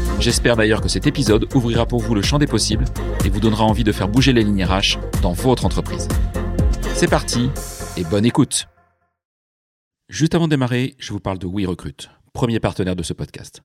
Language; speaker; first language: French; native; French